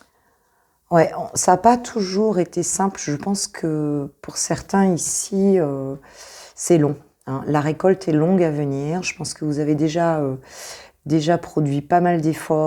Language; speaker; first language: French; native; French